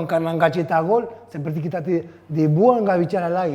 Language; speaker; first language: Indonesian; non-native, fluent; Spanish